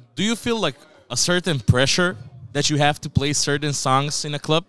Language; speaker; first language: English; non-native, fluent; Macedonian